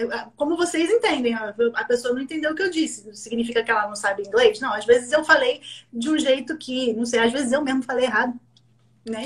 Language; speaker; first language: Portuguese; native; Portuguese